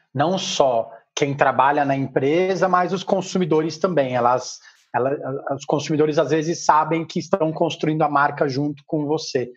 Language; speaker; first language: Portuguese; native; Portuguese